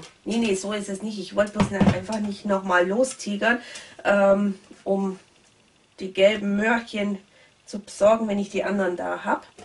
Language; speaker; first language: German; native; German